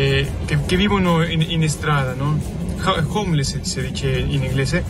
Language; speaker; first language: Italian; non-native, fluent; Spanish